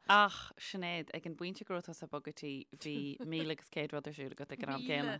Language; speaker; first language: Irish; native; Irish